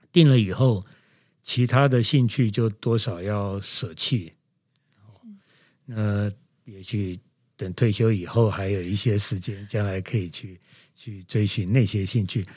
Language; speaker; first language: Chinese; native; Chinese